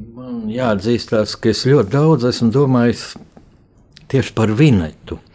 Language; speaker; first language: Latvian; native; Latvian